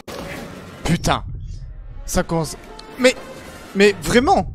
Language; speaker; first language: French; native; French